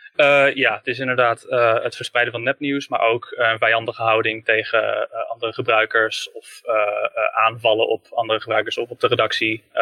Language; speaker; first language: Dutch; native; Dutch